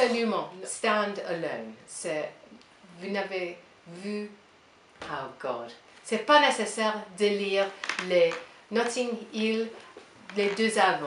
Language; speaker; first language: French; non-native, learner; English